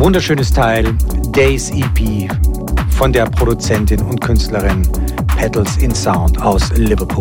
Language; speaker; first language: German; native; German